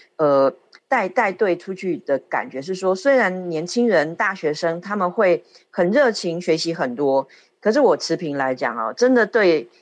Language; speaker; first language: Chinese; native; Chinese